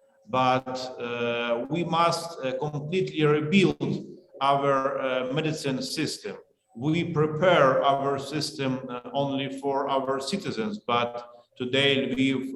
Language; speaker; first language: English; non-native, learner; Ukrainian